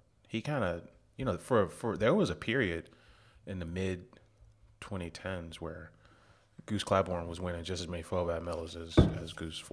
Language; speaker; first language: English; native; English